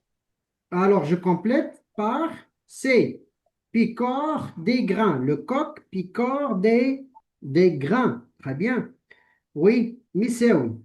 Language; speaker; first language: French; non-native, local second language; Arabic